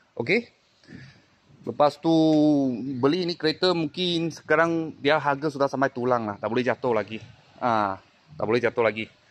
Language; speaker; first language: Malay; non-native, local second language; Chinese